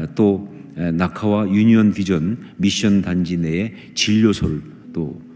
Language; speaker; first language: Korean; native; Korean